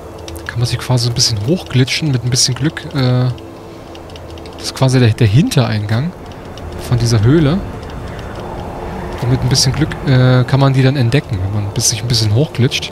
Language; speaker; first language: German; native; German